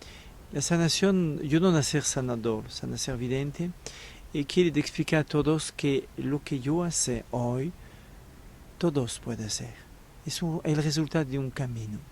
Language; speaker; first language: Spanish; non-native, learner; French